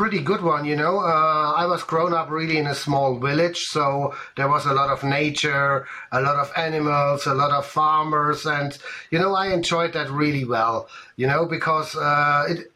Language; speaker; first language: English; non-native, fluent; German